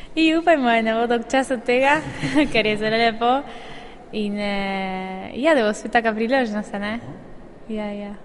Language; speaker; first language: Slovenian; early bilingual, heritage; Slovenian